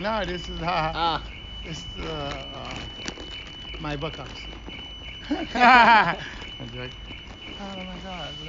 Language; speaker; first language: English; non-native, learner; Kabuverdianu